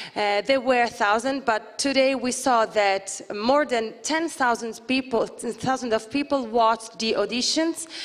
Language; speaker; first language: English; non-native, fluent; Italian